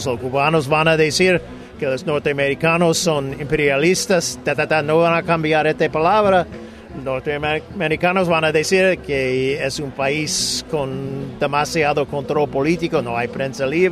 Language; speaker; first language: Spanish; non-native, fluent; English